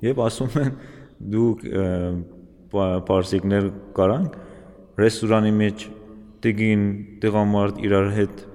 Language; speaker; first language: Armenian; non-native, learner; Persian